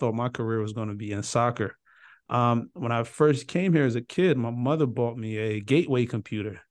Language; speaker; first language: English; early bilingual, other home language; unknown